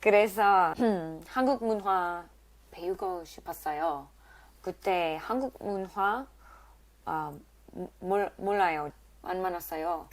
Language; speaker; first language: Korean; non-native, learner; English